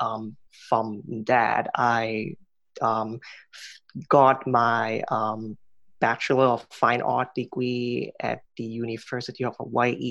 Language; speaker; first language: English; non-native, local second language; Cantonese